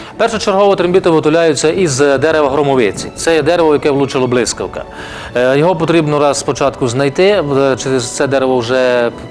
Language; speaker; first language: Ukrainian; native; Ukrainian